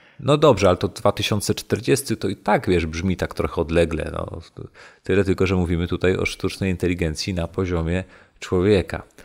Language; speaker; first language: Polish; native; Polish